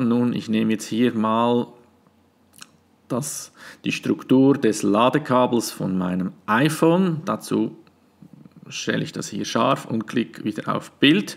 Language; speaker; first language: German; native; German